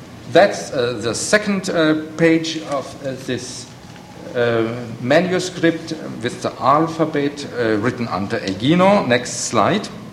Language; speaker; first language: English; non-native, fluent; German